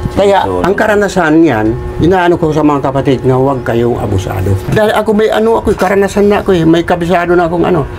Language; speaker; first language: Filipino; native; Filipino